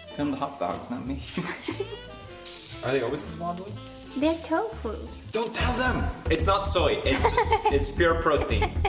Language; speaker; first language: English; non-native, fluent; Swedish